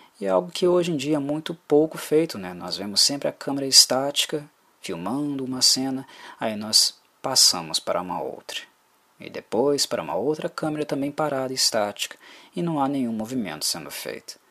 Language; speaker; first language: Portuguese; native; Portuguese